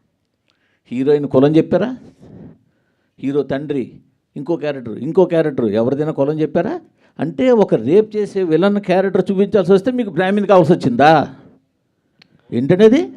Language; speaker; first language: Telugu; native; Telugu